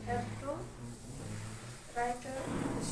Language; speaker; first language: English; non-native, learner; Hindi